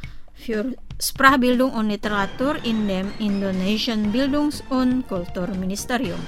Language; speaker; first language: German; non-native, fluent; Indonesian